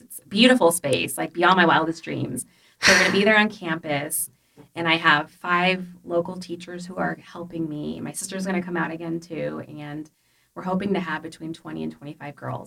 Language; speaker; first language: English; early bilingual, other home language; Spanish